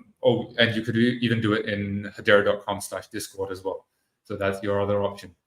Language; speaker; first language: English; native; English